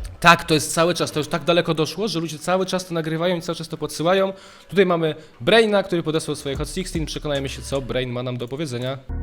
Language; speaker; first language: Polish; native; Polish